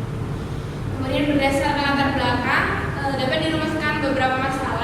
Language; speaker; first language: Indonesian; native; Indonesian